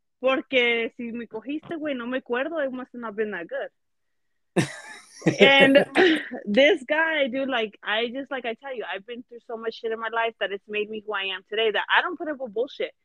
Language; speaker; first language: English; early bilingual, other home language; Spanish